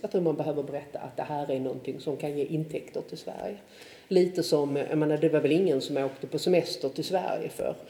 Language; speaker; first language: Swedish; native; Swedish